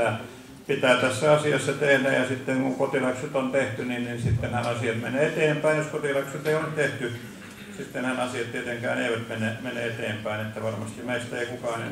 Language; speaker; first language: Finnish; native; Finnish